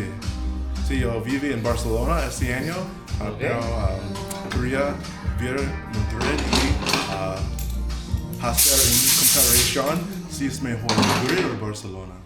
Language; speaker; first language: Spanish; non-native, learner; English